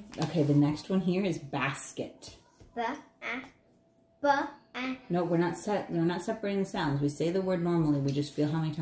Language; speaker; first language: English; native; English